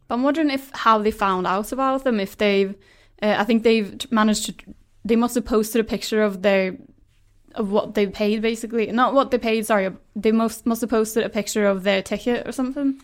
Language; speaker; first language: English; non-native, fluent; Norwegian